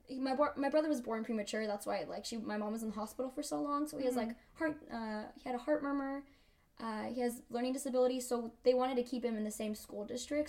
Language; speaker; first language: English; early bilingual, other home language; Spanish